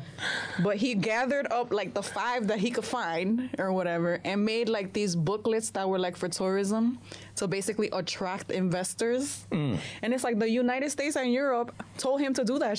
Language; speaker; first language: English; non-native, fluent; Spanish